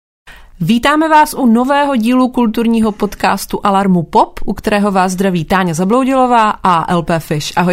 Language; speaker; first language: Czech; native; Czech